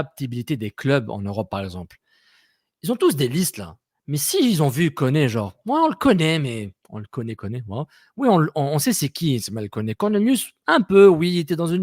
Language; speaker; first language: French; native; French